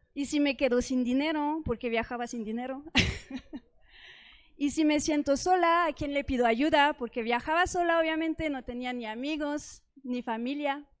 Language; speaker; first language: Spanish; non-native, fluent; French